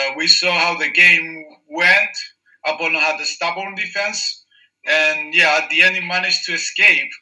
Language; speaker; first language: English; non-native, fluent; Greek